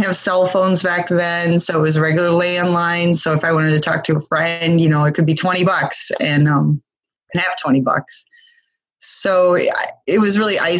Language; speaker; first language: English; native; English